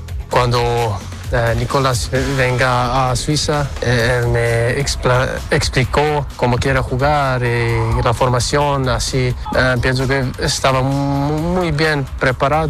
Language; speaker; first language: Spanish; early bilingual, heritage; Spanish